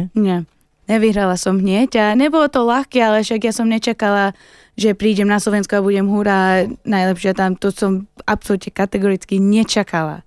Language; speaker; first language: Slovak; early bilingual, heritage; Slovak